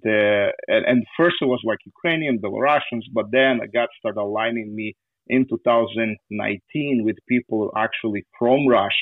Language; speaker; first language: English; non-native, fluent; Ukrainian